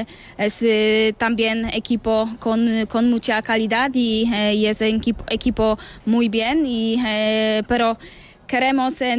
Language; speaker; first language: Spanish; non-native, learner; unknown